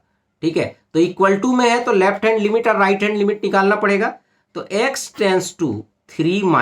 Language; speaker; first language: Hindi; native; Hindi